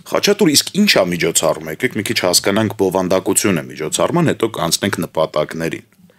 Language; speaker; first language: Armenian; native; Armenian